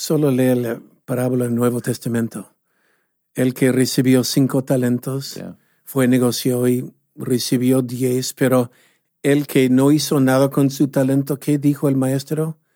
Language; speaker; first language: Spanish; non-native, fluent; English